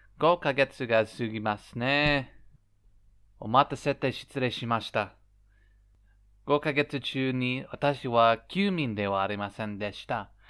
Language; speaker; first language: Japanese; non-native, learner; English